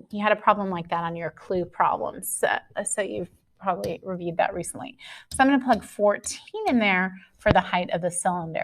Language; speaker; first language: English; native; English